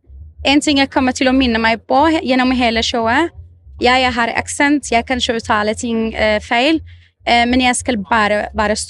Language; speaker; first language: Norwegian; non-native, fluent; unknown